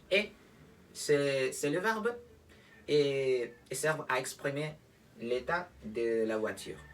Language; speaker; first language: French; non-native, fluent; Spanish